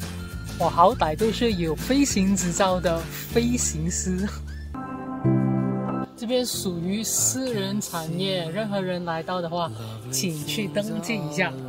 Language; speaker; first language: Chinese; native; Chinese